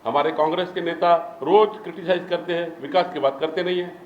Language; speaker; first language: Hindi; non-native, local second language; Marathi